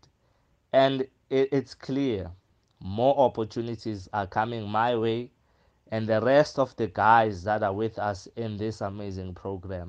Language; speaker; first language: English; non-native, local second language; Swati